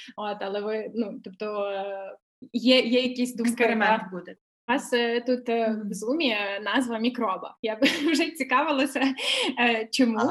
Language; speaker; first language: Ukrainian; native; Ukrainian